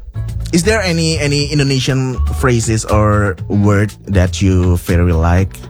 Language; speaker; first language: English; non-native, fluent; Indonesian